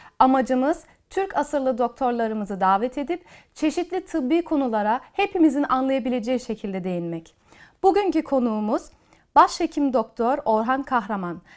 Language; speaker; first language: Turkish; early bilingual, heritage; Turkish